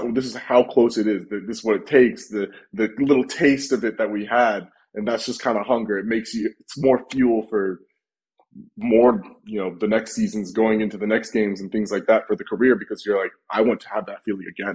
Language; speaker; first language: English; native; English